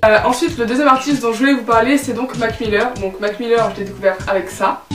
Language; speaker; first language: French; native; French